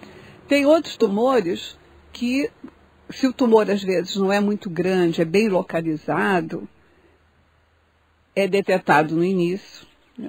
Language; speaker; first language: Portuguese; native; Portuguese